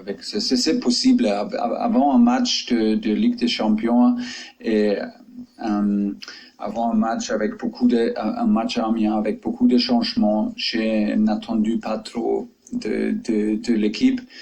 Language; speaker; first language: French; non-native, fluent; German